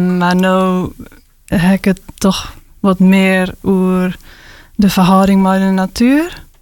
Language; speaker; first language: Dutch; non-native, local second language; Western Frisian